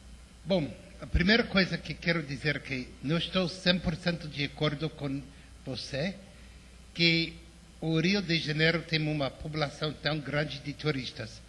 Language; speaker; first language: Portuguese; non-native, fluent; English